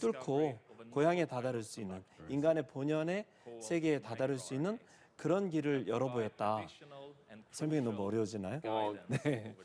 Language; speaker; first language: Korean; native; Korean